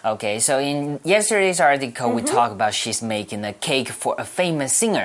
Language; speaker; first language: English; non-native, fluent; Chinese